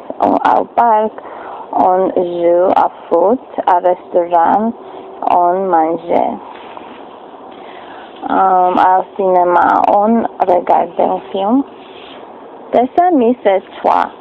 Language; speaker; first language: French; non-native, learner; English